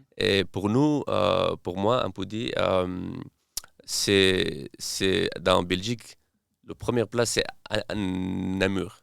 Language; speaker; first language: French; non-native, learner; Persian